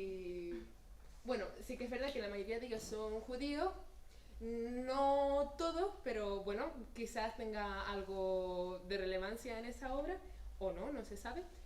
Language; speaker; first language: Spanish; native; Spanish